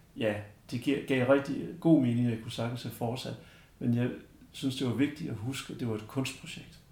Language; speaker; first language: Danish; early bilingual, other home language; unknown